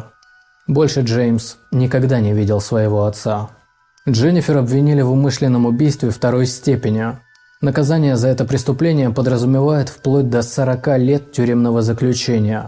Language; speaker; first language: Russian; native; Russian